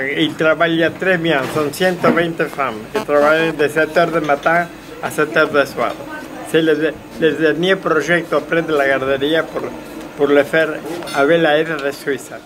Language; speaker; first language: French; non-native, learner; Spanish